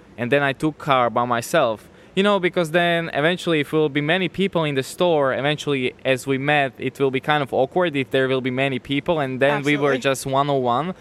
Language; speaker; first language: English; non-native, fluent; Slovak